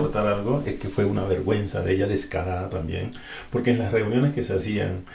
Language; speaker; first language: Spanish; native; Spanish